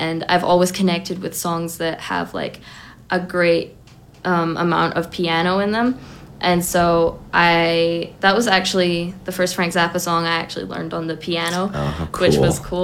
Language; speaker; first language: English; native; English